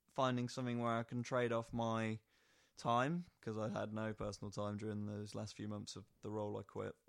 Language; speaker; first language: English; native; English